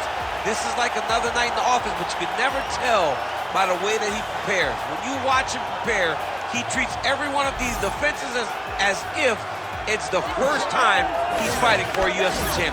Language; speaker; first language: English; native; English